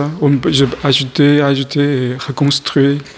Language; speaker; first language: French; non-native, fluent; Chinese